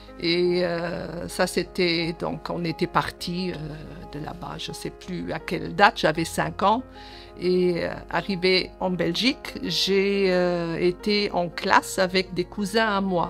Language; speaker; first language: French; early bilingual, other home language; Portuguese